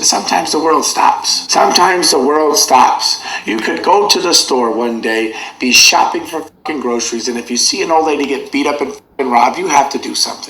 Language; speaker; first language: English; native; English